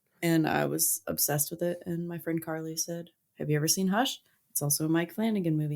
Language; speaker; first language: English; native; English